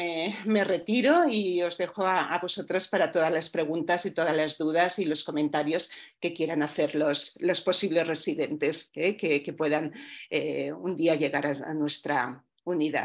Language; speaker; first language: Spanish; native; Spanish